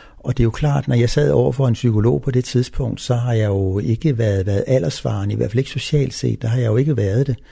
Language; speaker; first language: Danish; native; Danish